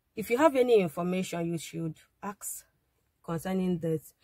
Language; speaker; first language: English; non-native, local second language; Igbo